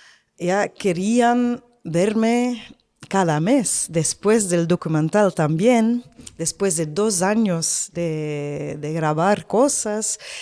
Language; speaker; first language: Spanish; non-native, learner; Dutch